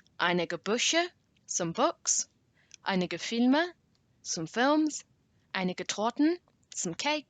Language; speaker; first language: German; non-native, learner; English